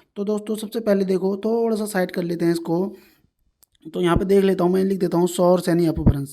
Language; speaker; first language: Hindi; native; Hindi